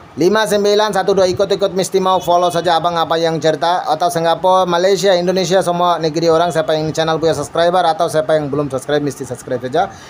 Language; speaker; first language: Malay; non-native, learner; Bangla